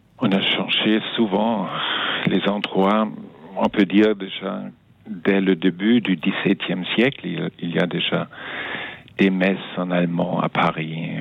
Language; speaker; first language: French; non-native, fluent; German